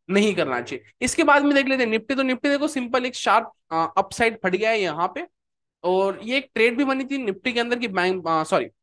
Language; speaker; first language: Hindi; native; Hindi